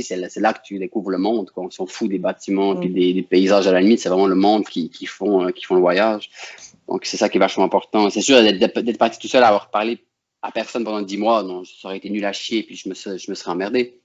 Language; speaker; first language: French; native; French